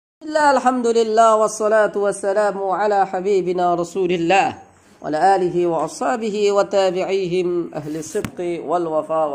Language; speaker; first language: Arabic; non-native, fluent; Indonesian